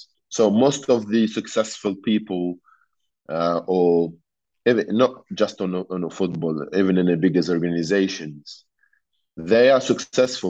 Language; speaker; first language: English; non-native, fluent; Arabic